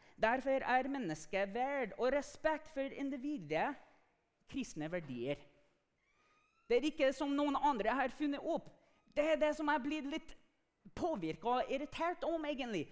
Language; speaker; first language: Norwegian; non-native, fluent; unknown